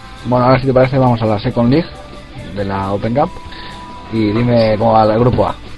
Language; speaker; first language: Spanish; native; Spanish